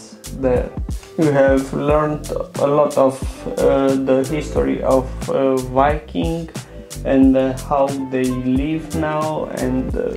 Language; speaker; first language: English; non-native, learner; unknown